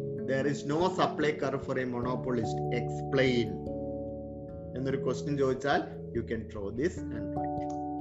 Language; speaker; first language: English; non-native, local second language; Malayalam